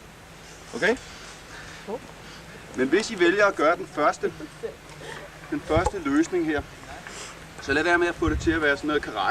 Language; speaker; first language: Danish; native; Danish